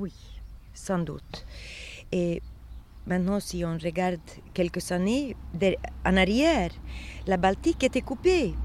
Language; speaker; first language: French; non-native, fluent; Swedish